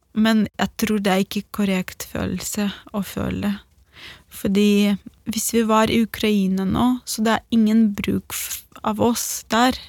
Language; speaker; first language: Norwegian; non-native, fluent; Ukrainian